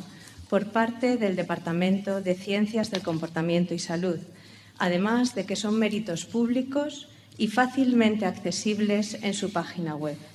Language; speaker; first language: Spanish; native; Spanish